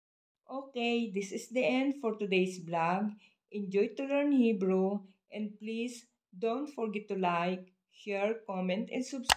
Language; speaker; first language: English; non-native, local second language; Filipino